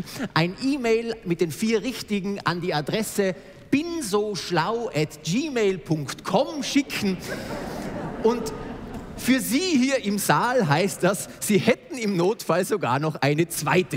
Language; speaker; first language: German; native; German